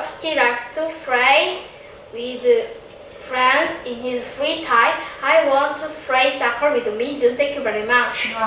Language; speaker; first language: English; non-native, learner; Korean